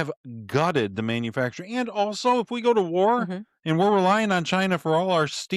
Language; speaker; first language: English; native; English